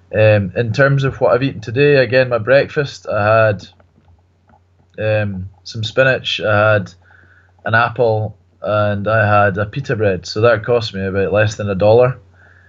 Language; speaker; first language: English; native; English